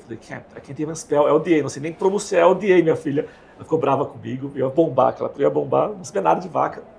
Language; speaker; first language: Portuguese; native; Portuguese